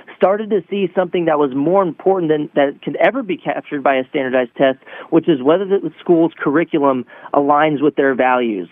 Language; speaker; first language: English; native; English